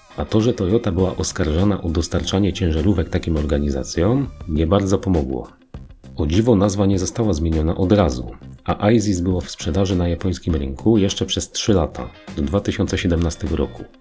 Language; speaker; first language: Polish; native; Polish